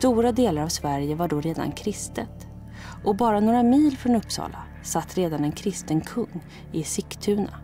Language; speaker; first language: Swedish; native; Swedish